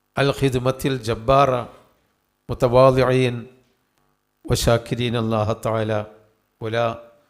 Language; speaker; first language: Arabic; non-native, fluent; Malayalam